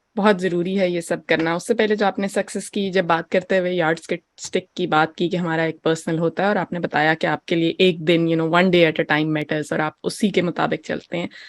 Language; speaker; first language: Urdu; native; Urdu